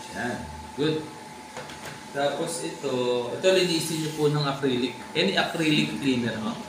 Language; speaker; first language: Filipino; native; Filipino